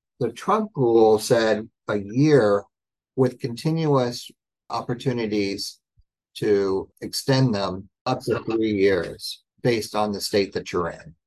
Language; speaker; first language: English; native; English